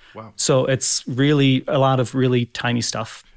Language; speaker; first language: English; non-native, fluent; German